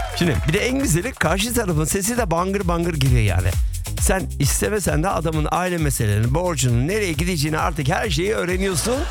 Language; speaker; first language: Turkish; early bilingual, heritage; Turkish